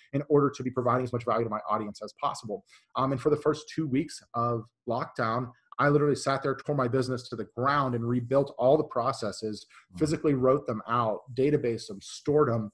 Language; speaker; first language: English; native; English